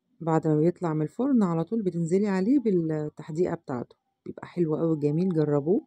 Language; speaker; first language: Arabic; native; Arabic